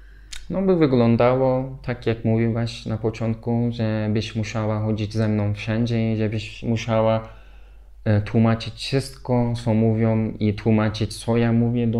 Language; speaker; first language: Polish; non-native, learner; Turkish